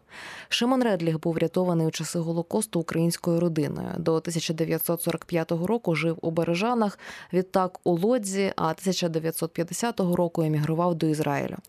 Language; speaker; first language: Ukrainian; native; Ukrainian